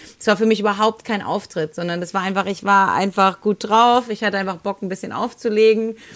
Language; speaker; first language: German; early bilingual, other home language; Spanish